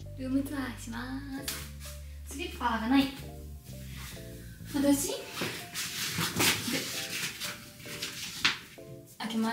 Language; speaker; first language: Japanese; native; Japanese